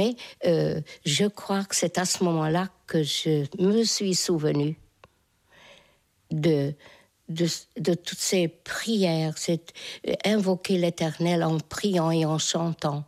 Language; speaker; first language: French; non-native, fluent; Hungarian